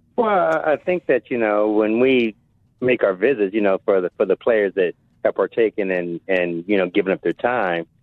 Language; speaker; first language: English; native; English